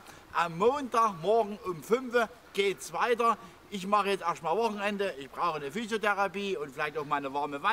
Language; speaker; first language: German; native; German